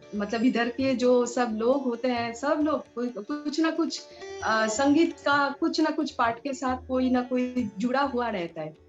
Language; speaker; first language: Hindi; non-native, local second language; Bangla